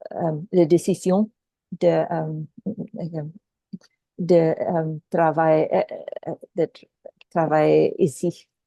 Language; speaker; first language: French; non-native, local second language; Filipino